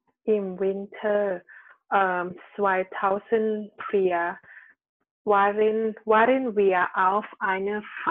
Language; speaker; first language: German; non-native, learner; Thai